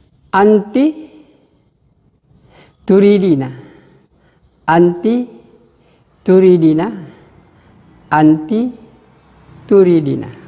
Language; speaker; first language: Arabic; non-native, fluent; Indonesian